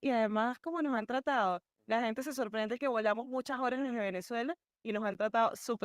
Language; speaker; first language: Spanish; native; Spanish